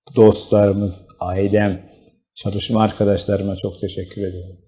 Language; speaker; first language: Turkish; native; Turkish